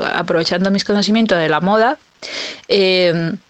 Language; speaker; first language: Spanish; native; Spanish